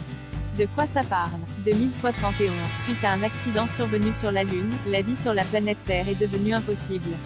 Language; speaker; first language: French; native; French